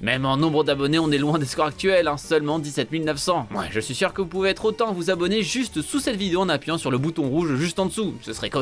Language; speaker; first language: French; native; French